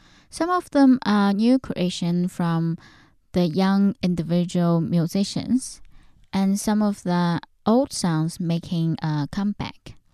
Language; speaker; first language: English; non-native, fluent; Chinese